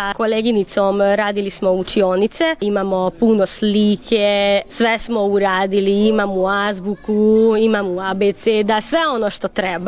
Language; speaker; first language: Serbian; non-native, local second language; Hungarian